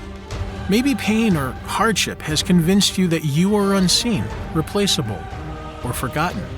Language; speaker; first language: English; native; English